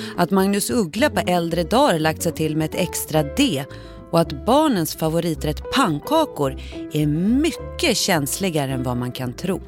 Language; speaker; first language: Swedish; native; Swedish